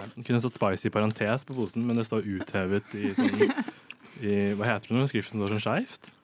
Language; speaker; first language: Norwegian; early bilingual, other home language; Vietnamese